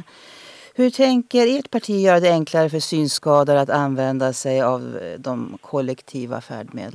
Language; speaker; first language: Swedish; native; Swedish